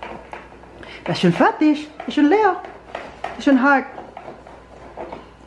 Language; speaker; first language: German; non-native, learner; Filipino